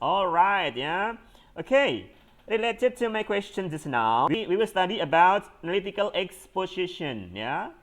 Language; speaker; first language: English; non-native, fluent; Indonesian